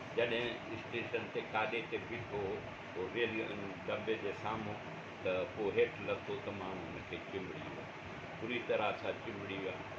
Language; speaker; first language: Sindhi; non-native, local second language; Urdu